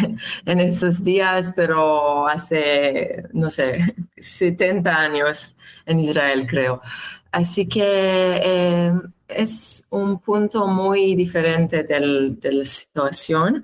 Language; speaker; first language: Spanish; non-native, learner; Hebrew